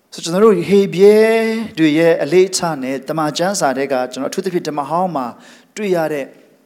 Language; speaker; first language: Burmese; non-native, local second language; Hakha Chin